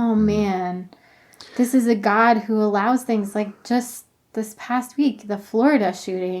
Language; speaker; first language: English; native; English